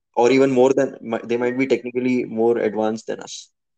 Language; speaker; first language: English; non-native, local second language; Hindi